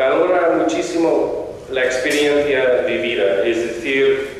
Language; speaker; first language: Spanish; non-native, fluent; English